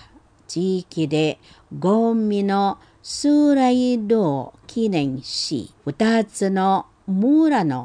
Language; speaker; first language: Japanese; non-native, fluent; Indonesian